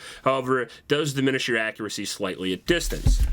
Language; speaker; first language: English; native; English